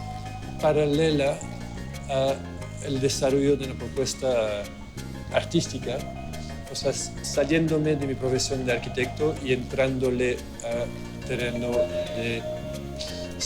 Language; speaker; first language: Spanish; non-native, fluent; Dutch